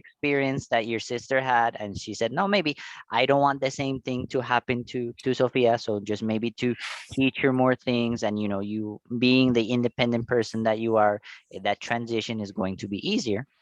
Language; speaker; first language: English; non-native, fluent; Spanish